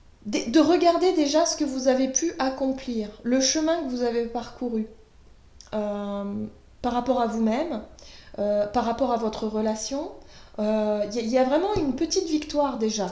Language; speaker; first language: French; native; French